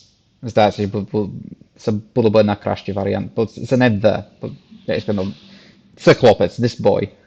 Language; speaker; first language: Ukrainian; non-native, fluent; English